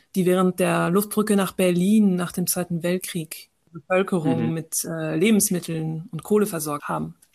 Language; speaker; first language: German; early bilingual, heritage; French